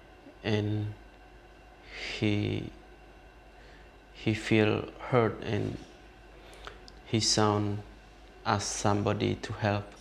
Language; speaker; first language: English; non-native, learner; Khmer